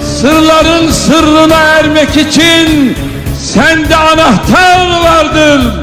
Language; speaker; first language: Turkish; native; Turkish